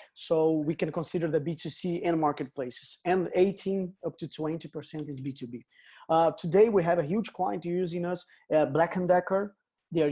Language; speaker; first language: English; non-native, fluent; Portuguese